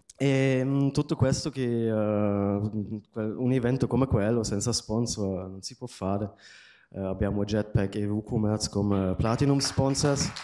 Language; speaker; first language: Italian; non-native, fluent; German